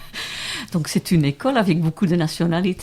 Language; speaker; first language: French; non-native, local second language; Dutch